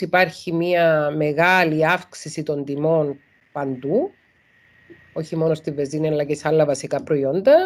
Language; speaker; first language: Greek; native; Greek